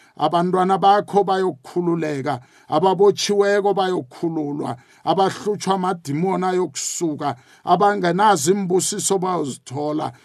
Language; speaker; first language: Zulu; non-native, local second language; South Ndebele